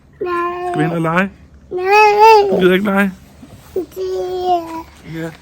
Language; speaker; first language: Danish; non-native, learner; Thai